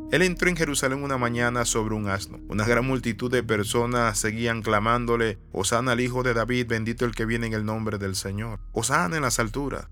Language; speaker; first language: Spanish; native; Spanish